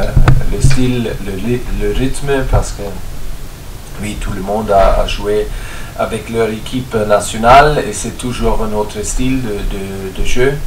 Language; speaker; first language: French; non-native, fluent; German